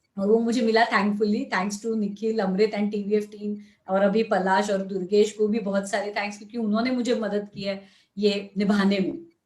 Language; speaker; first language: Hindi; non-native, local second language; Marathi